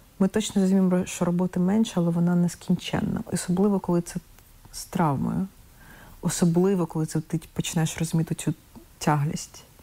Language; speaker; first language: Ukrainian; non-native, local second language; Russian